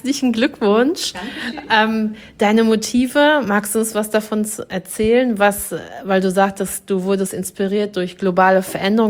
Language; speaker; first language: German; native; German